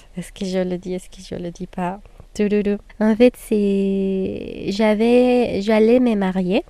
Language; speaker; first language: French; non-native, fluent; Spanish